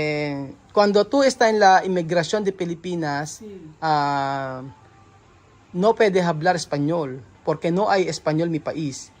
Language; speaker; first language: Spanish; non-native, learner; Filipino